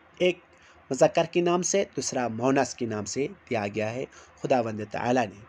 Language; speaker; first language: Urdu; non-native, local second language; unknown